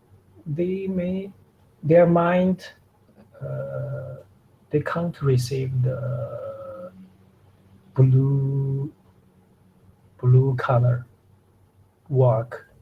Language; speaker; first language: English; non-native, learner; Chinese